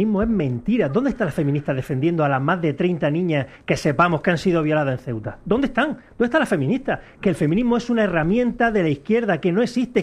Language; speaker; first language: Spanish; native; Spanish